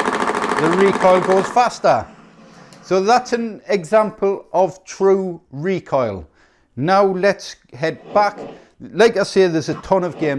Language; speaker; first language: English; native; English